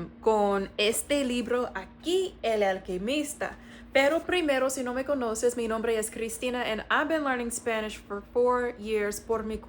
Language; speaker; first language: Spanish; non-native, learner; English